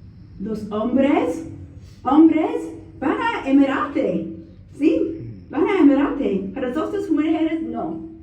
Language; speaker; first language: Spanish; non-native, learner; English